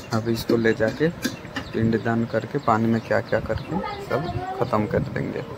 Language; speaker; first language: Hindi; non-native, local second language; Odia